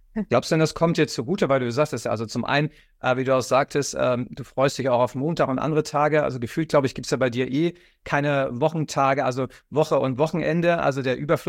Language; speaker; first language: German; native; German